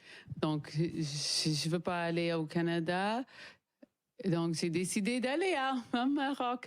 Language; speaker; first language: French; non-native, learner; English